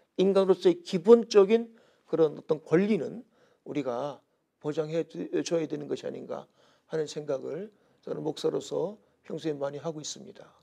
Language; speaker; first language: Korean; native; Korean